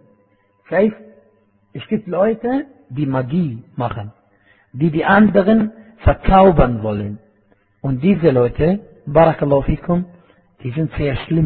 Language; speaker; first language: German; non-native, fluent; Arabic